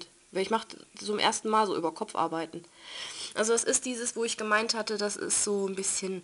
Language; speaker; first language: German; native; German